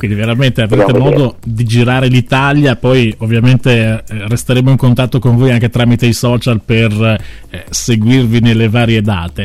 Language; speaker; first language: Italian; native; Italian